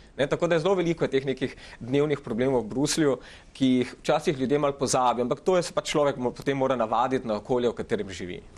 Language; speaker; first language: Slovenian; early bilingual, other home language; Macedonian